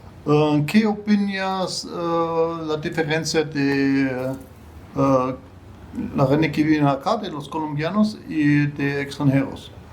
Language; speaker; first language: Spanish; non-native, learner; German